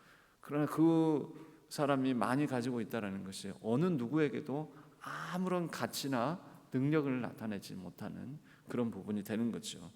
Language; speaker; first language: Korean; native; Korean